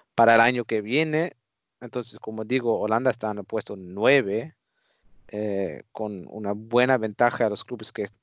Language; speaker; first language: Spanish; non-native, fluent; Dutch